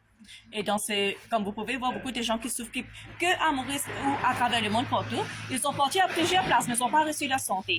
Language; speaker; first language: French; non-native, local second language; Morisyen